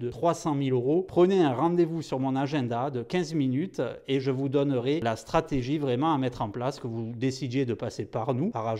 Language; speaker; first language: French; native; French